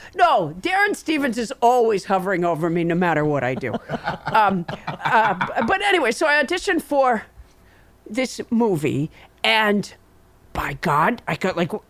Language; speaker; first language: English; native; English